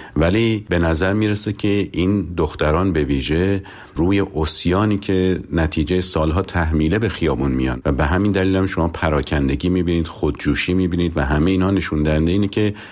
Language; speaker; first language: Persian; native; Persian